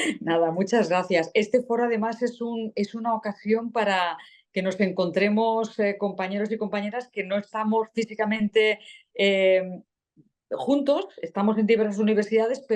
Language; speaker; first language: Spanish; native; Spanish